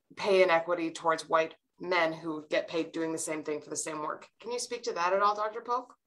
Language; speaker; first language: English; native; English